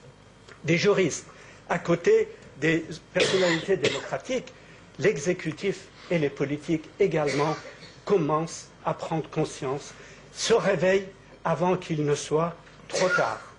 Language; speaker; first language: French; native; French